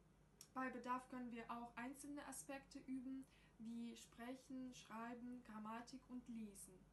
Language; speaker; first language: German; non-native, fluent; Russian